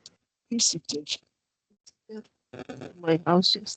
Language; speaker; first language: English; non-native, learner; Spanish